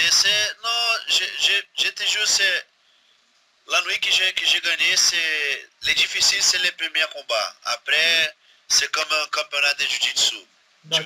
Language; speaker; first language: French; non-native, learner; Portuguese